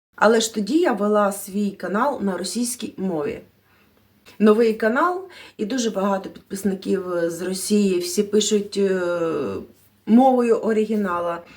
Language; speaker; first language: Ukrainian; non-native, local second language; Russian